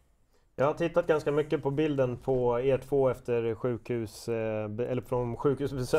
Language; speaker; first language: Swedish; native; Swedish